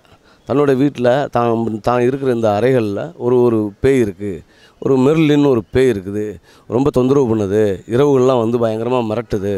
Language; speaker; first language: Tamil; native; Tamil